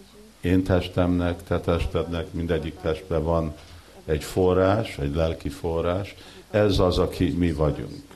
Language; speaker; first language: Hungarian; early bilingual, heritage; Hungarian